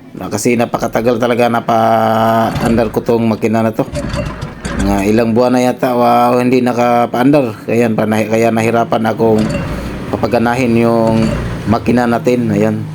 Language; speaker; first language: Filipino; non-native, local second language; Cebuano